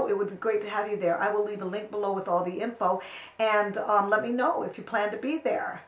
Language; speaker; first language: English; native; English